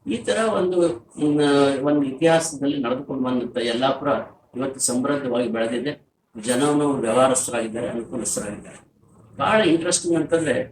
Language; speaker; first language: Kannada; early bilingual, other home language; Marathi